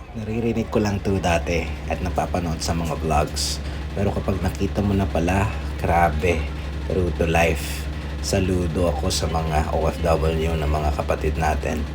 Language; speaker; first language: Filipino; non-native, local second language; Iloko